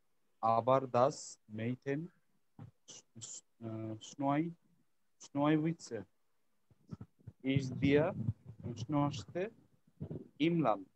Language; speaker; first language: German; non-native, learner; Bangla